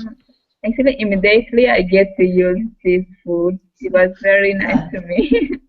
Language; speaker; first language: English; non-native, learner; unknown